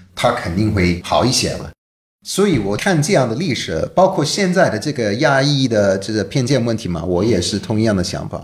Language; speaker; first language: Chinese; non-native, fluent; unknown